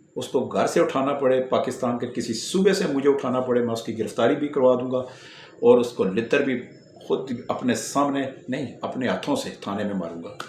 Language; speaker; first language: Urdu; non-native, local second language; Pashto